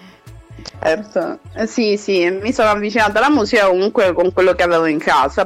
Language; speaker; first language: Italian; early bilingual, other home language; Portuguese